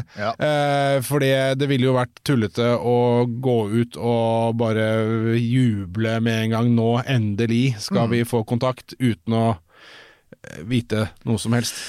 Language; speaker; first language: Norwegian; native; Norwegian